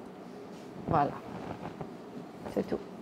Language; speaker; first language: French; non-native, fluent; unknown